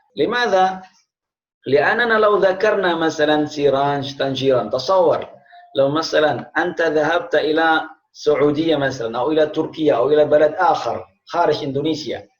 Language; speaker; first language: Arabic; non-native, fluent; Indonesian